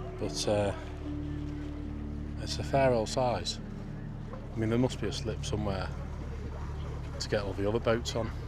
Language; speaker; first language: English; native; English